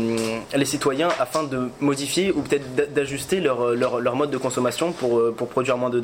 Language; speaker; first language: French; native; French